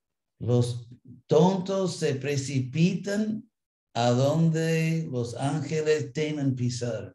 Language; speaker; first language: Spanish; non-native, fluent; English